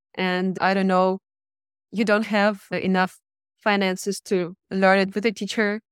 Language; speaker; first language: English; non-native, fluent; Russian